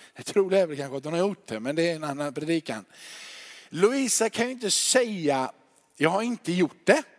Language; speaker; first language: Swedish; native; Swedish